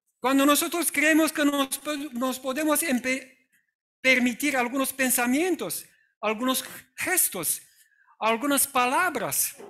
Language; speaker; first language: Spanish; non-native, fluent; Romanian